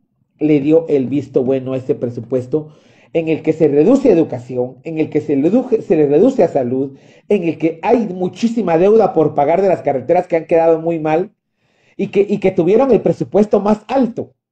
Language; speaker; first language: Spanish; native; Spanish